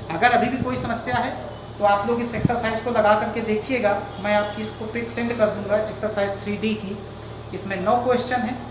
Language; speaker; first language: Hindi; native; Hindi